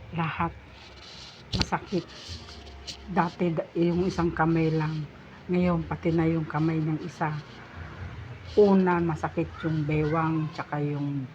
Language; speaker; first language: Filipino; non-native, local second language; Iloko